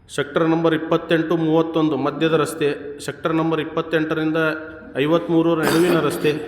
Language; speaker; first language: Kannada; non-native, local second language; Urdu